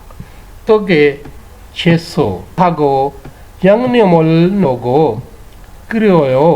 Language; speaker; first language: Korean; non-native, fluent; Urdu